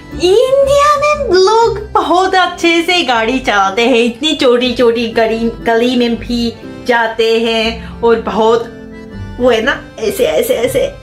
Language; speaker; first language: Hindi; non-native, fluent; Japanese